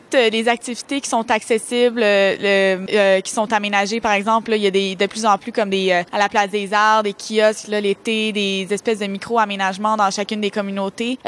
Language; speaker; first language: French; native; French